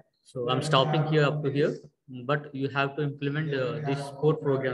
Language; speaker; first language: English; non-native, local second language; Telugu